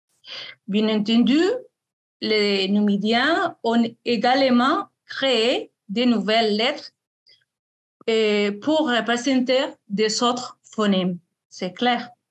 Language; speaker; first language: French; non-native, fluent; Spanish